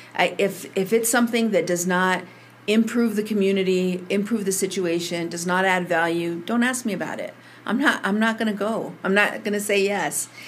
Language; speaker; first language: English; early bilingual, other home language; Spanish